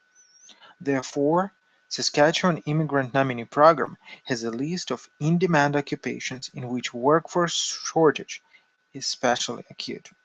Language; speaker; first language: English; non-native, fluent; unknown